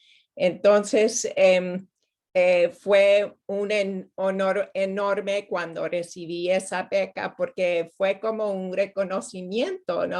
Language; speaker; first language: Spanish; non-native, fluent; English